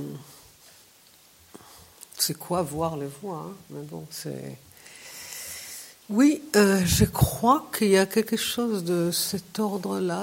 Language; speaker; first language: French; non-native, fluent; Hebrew